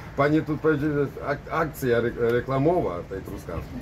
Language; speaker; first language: Polish; non-native, learner; Russian